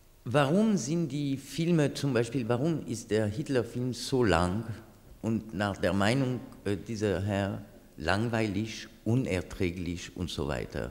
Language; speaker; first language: German; non-native, fluent; French